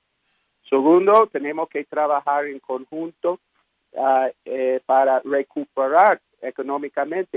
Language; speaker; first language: Spanish; non-native, fluent; English